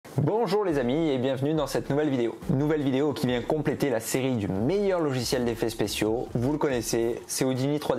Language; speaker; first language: French; native; French